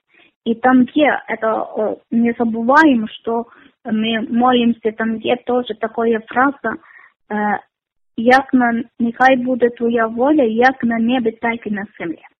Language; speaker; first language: Ukrainian; non-native, learner; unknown